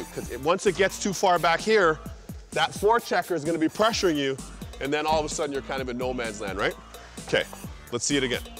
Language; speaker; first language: English; native; English